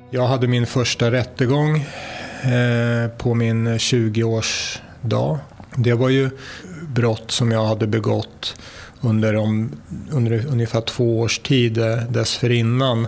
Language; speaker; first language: Swedish; native; Swedish